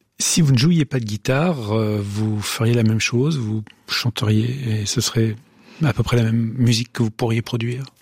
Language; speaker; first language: French; native; French